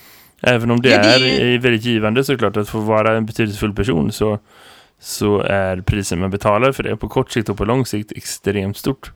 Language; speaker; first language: Swedish; native; Swedish